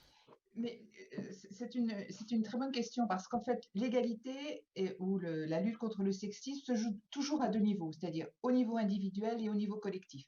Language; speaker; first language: French; native; French